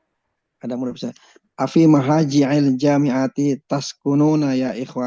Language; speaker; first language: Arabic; non-native, learner; Indonesian